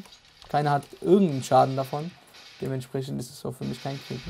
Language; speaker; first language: German; native; German